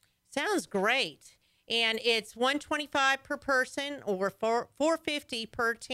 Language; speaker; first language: English; native; English